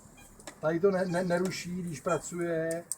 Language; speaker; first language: Czech; native; Czech